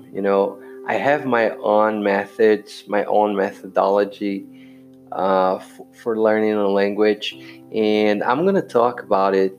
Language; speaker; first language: English; non-native, fluent; Portuguese